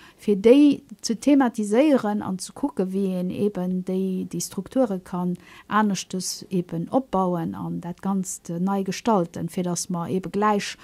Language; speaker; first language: Luxembourgish; early bilingual, other home language; Kabuverdianu